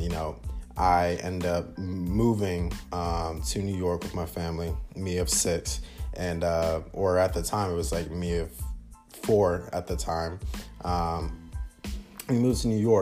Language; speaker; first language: English; native; English